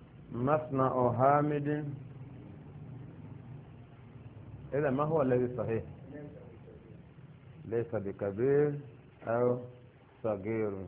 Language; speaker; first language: Arabic; non-native, fluent; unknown